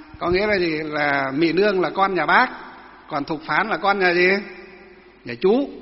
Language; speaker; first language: Vietnamese; non-native, local second language; Muong